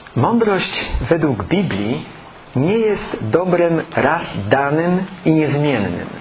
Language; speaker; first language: Polish; native; Polish